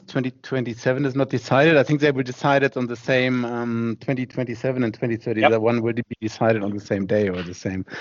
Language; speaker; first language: English; non-native, fluent; German